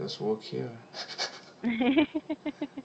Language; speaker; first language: English; non-native, learner; Korean